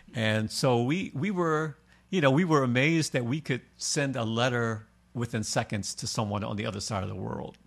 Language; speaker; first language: English; native; English